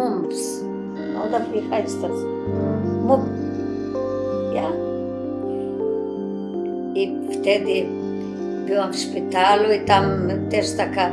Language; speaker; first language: Polish; early bilingual, other home language; Macedonian